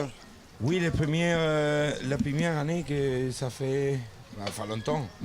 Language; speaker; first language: French; non-native, learner; Spanish